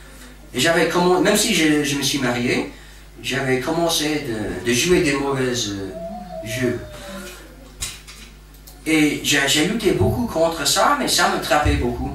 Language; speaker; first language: French; non-native, fluent; English